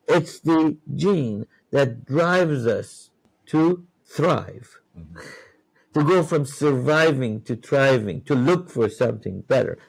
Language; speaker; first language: English; non-native, fluent; Persian